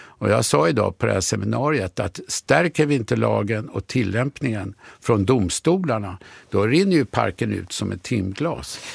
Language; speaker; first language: Swedish; native; Swedish